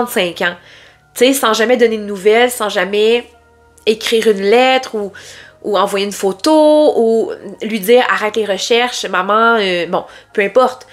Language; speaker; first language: French; native; French